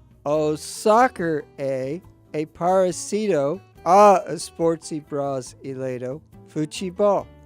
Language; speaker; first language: Portuguese; non-native, learner; English